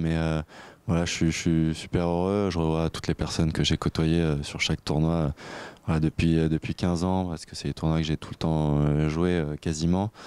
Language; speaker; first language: French; native; French